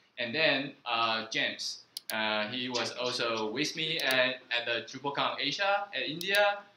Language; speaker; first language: English; non-native, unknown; Chinese